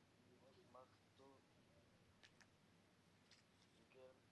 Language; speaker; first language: German; non-native, learner; Macedonian